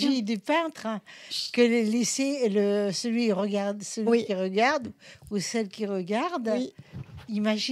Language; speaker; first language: French; native; French